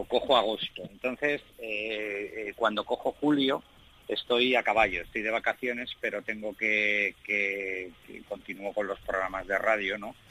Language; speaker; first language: Spanish; native; Spanish